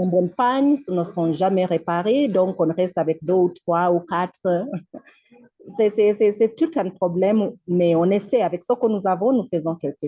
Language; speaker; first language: French; non-native, fluent; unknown